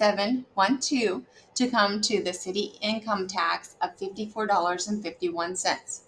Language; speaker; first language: English; native; English